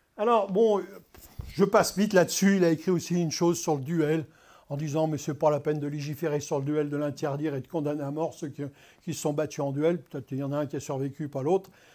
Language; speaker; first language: French; native; French